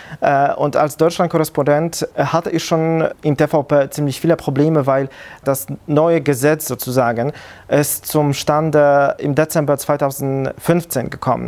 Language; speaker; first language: German; non-native, fluent; Polish